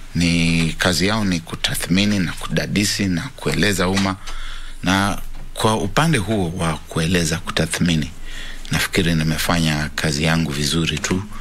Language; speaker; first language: Swahili; non-native, local second language; Luyia